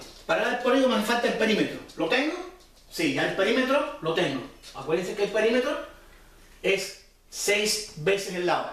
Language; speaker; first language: Spanish; native; Spanish